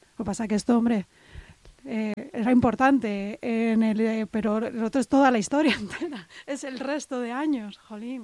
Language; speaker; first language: Spanish; native; Spanish